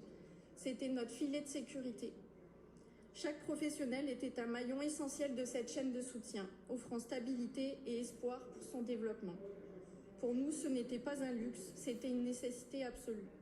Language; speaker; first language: French; native; French